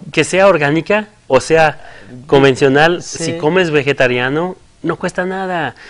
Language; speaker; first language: Spanish; non-native, fluent; French